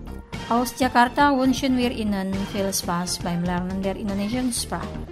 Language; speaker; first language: German; non-native, fluent; Indonesian